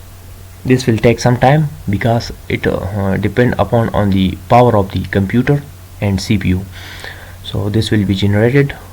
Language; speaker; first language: English; non-native, local second language; Urdu